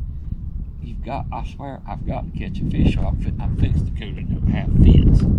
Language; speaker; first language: English; native; English